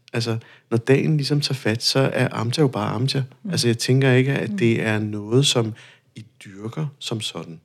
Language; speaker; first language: Danish; non-native, fluent; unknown